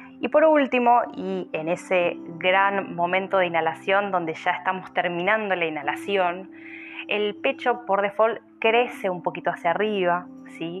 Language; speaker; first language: Spanish; native; Spanish